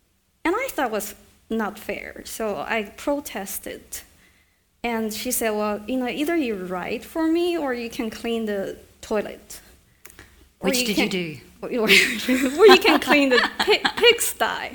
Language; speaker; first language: English; non-native, fluent; Chinese